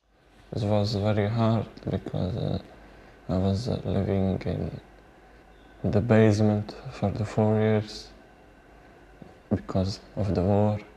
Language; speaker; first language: English; non-native, learner; Bosnian